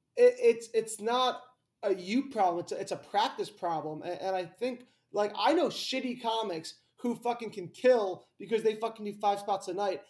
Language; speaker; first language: English; native; English